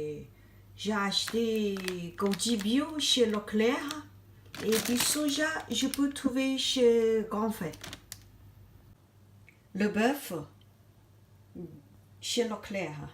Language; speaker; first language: French; non-native, learner; Chinese